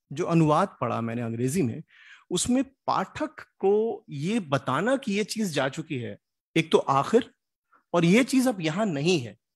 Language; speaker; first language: Hindi; native; Hindi